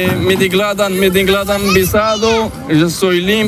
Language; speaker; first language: Spanish; non-native, learner; Arabic